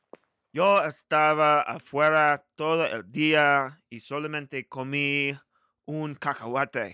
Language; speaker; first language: Spanish; non-native, learner; English